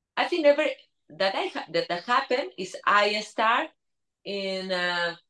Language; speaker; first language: English; non-native, learner; Spanish